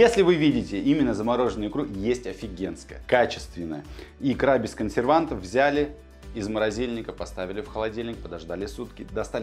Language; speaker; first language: Russian; native; Russian